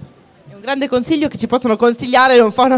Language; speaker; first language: Italian; native; Italian